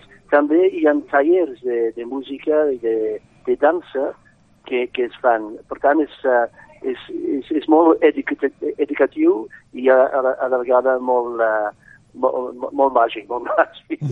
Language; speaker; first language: Catalan; non-native, fluent; English